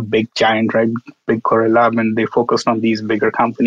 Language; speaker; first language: English; non-native, local second language; Marathi